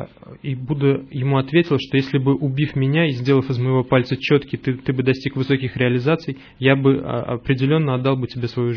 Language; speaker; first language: Russian; native; Russian